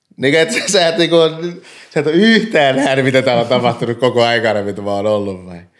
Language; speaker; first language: Finnish; early bilingual, other home language; English